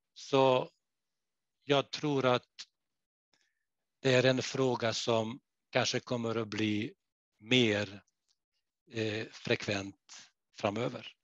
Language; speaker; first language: Swedish; non-native, fluent; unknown